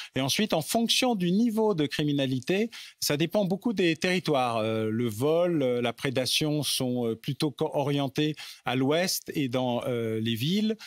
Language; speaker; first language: French; native; French